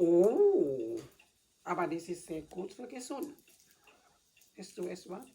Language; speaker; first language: German; non-native, learner; Thai